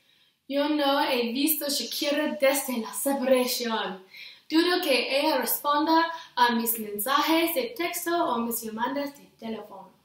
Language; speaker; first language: Spanish; non-native, learner; English